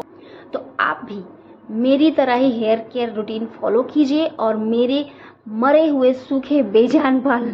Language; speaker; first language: Hindi; native; Hindi